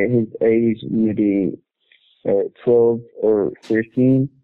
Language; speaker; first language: English; non-native, learner; Arabic